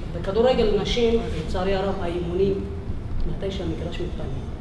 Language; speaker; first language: Hebrew; non-native, local second language; Arabic